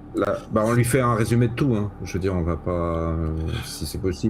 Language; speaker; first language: French; native; French